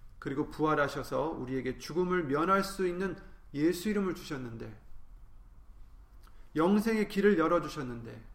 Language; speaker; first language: Korean; native; Korean